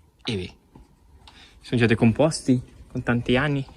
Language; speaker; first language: Italian; non-native, learner; Filipino